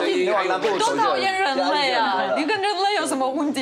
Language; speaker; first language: Chinese; non-native, fluent; French